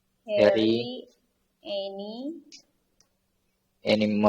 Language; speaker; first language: English; non-native, learner; Indonesian